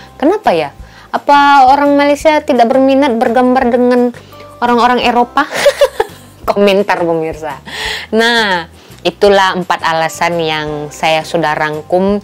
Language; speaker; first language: Indonesian; native; Indonesian